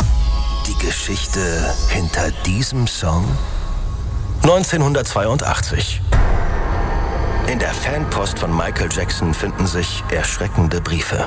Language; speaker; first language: German; native; German